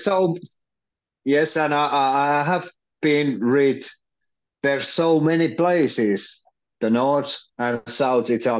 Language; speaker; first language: English; non-native, learner; Finnish